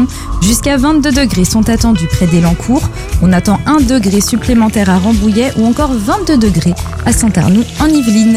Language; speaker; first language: French; native; French